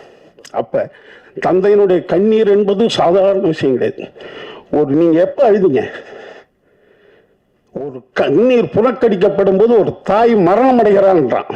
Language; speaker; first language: Tamil; native; Tamil